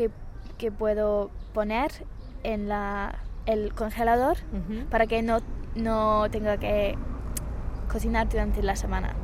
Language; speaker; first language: Spanish; non-native, fluent; English